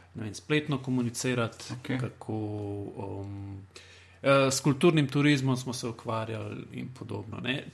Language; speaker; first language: Slovenian; non-native, local second language; Bosnian